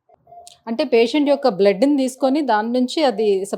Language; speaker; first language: Telugu; native; Telugu